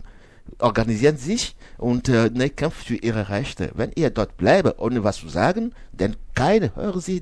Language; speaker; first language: German; non-native, learner; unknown